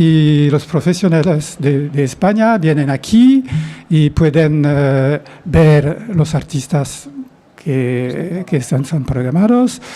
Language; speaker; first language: Spanish; non-native, fluent; French